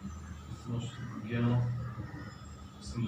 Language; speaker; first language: German; non-native, learner; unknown